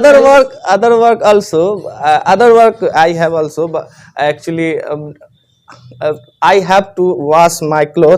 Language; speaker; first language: English; non-native, learner; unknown